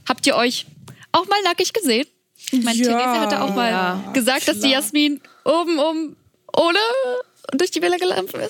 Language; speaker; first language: German; native; German